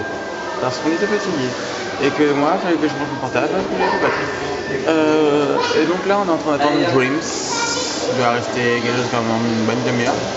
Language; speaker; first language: French; native; French